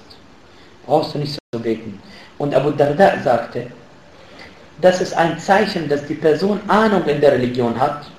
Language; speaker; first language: German; non-native, fluent; Arabic